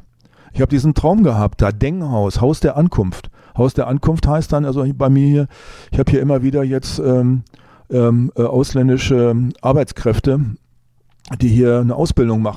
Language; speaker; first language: German; native; German